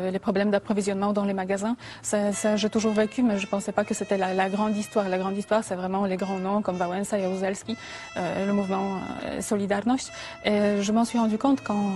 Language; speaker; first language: French; non-native, fluent; Polish